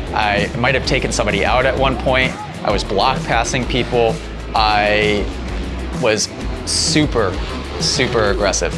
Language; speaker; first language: English; native; English